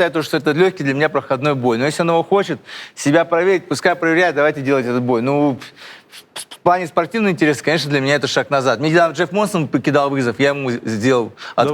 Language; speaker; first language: Russian; native; Russian